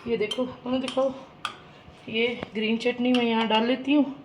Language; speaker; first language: Hindi; non-native, local second language; Punjabi